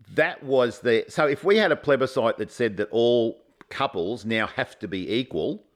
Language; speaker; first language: English; native; English